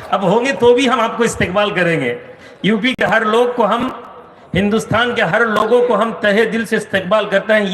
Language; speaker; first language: Hindi; non-native, local second language; Bangla